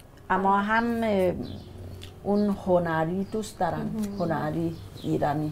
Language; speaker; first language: Persian; non-native, learner; Danish